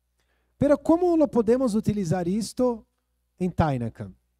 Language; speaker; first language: Spanish; non-native, fluent; Portuguese